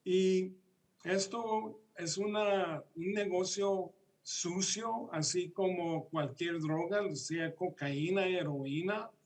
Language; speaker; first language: Spanish; early bilingual, heritage; Spanish